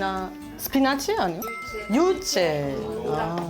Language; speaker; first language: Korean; non-native, learner; German